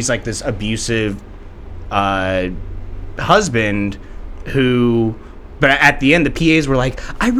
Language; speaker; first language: English; native; English